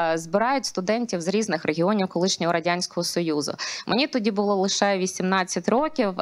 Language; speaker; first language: Ukrainian; non-native, local second language; Russian